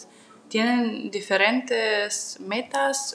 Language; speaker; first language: Spanish; non-native, fluent; Russian